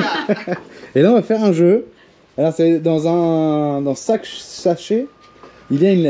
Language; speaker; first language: French; native; French